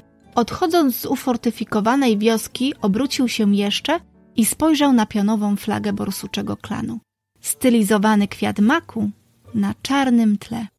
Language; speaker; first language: Polish; native; Polish